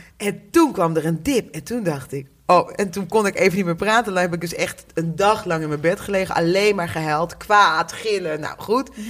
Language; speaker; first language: Dutch; native; Dutch